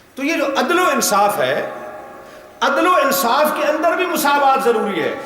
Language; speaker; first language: Urdu; non-native, local second language; Punjabi